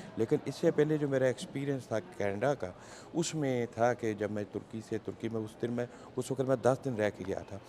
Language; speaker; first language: Urdu; non-native, local second language; Punjabi